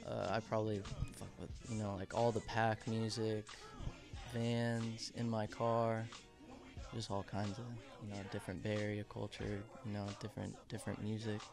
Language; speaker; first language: English; native; English